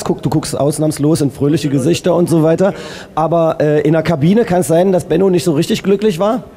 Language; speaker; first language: German; native; German